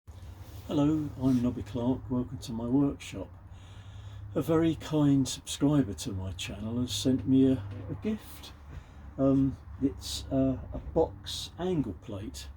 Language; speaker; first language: English; native; English